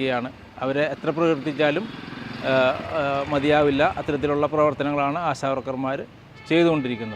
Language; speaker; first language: Malayalam; native; Malayalam